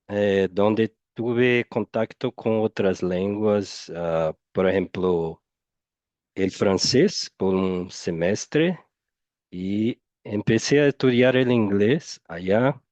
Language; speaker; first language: Spanish; non-native, fluent; Portuguese